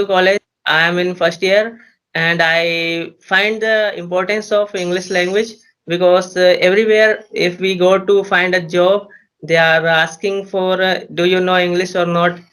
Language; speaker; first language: English; non-native, learner; Hindi